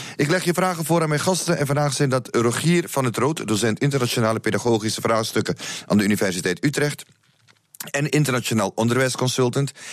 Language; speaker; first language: Dutch; native; Dutch